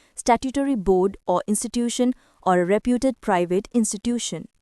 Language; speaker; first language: English; non-native, local second language; Sinhala